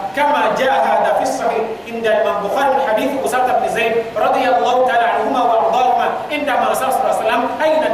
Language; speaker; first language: Arabic; non-native, fluent; Yoruba